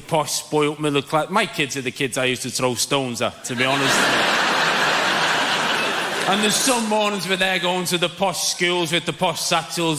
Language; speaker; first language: English; native; English